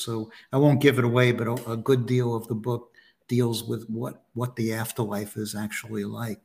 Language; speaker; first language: English; native; English